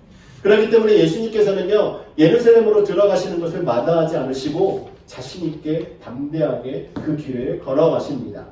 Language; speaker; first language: Korean; native; Korean